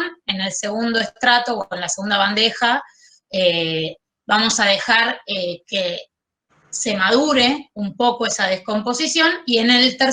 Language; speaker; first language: Spanish; native; Spanish